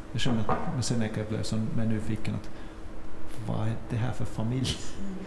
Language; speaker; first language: Swedish; non-native, fluent; Finnish